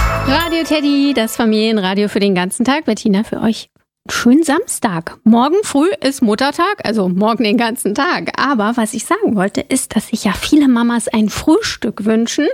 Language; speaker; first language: German; native; German